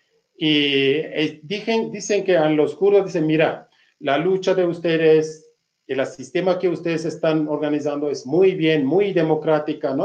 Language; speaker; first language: Spanish; non-native, fluent; Kurdish